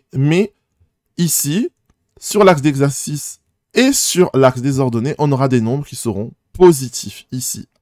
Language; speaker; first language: French; native; French